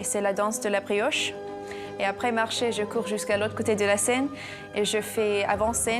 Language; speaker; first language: French; non-native, fluent; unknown